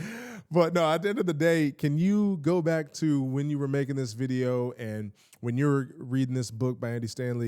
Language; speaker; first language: English; native; English